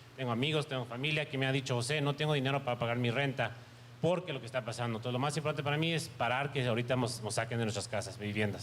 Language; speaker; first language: Spanish; early bilingual, heritage; Spanish